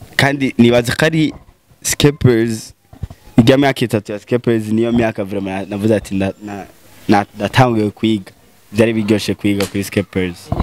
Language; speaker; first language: Rundi; native; Rundi